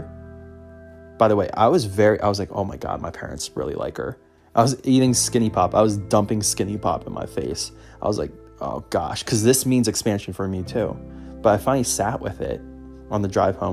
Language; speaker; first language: English; native; English